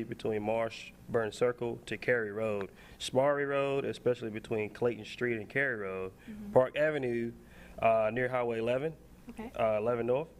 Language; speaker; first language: English; native; English